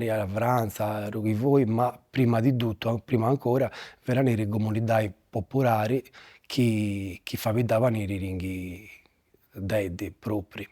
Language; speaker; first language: Italian; native; Italian